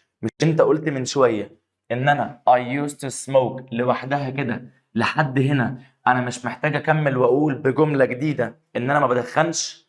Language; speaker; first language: Arabic; native; Arabic